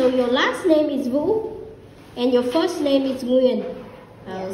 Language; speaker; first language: English; non-native, fluent; Vietnamese